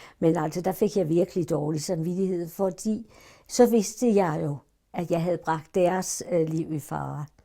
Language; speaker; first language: Danish; early bilingual, other home language; German